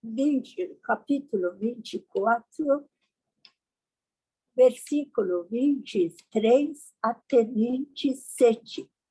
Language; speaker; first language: Portuguese; non-native, learner; Persian